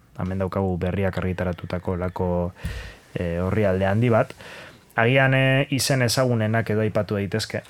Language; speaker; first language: Basque; native; Basque